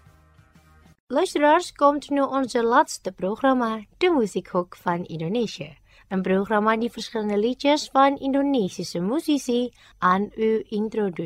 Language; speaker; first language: Dutch; non-native, fluent; Indonesian